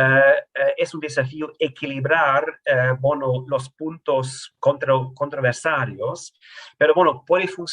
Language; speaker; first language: Spanish; non-native, fluent; German